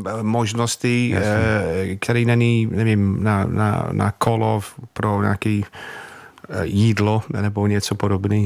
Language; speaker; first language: Czech; non-native, fluent; English